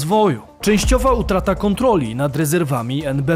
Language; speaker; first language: Polish; native; Polish